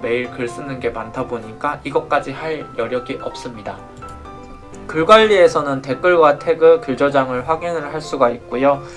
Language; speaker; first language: Korean; native; Korean